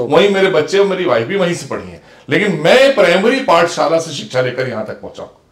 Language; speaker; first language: Hindi; native; Hindi